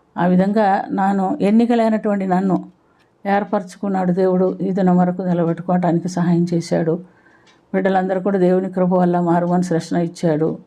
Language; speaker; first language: Telugu; non-native, fluent; Malayalam